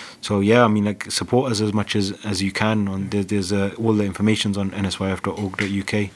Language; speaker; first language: English; early bilingual, other home language; Punjabi